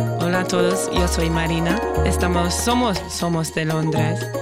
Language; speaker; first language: Spanish; non-native, learner; English